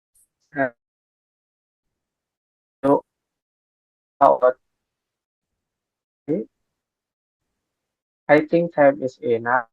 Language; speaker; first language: English; non-native, learner; Indonesian